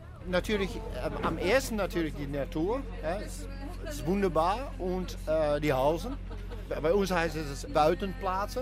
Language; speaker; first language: German; non-native, learner; Dutch